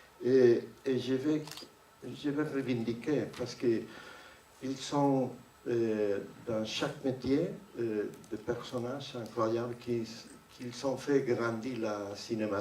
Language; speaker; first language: French; non-native, fluent; Spanish